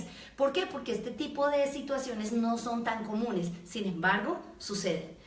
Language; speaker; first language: Spanish; native; Spanish